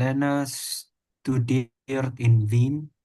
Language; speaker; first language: German; non-native, learner; Indonesian